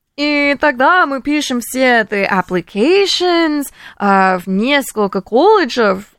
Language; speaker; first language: Russian; early bilingual, heritage; English